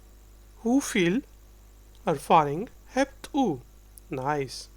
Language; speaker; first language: Dutch; non-native, fluent; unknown